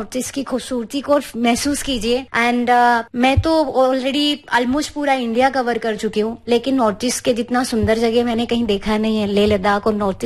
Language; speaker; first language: Hindi; native; Hindi